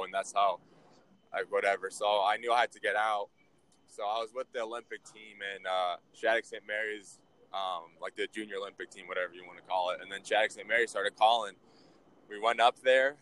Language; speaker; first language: English; native; English